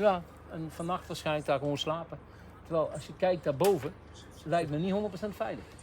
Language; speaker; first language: Dutch; native; Dutch